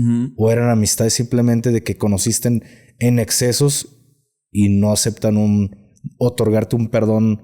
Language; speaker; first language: Spanish; native; Spanish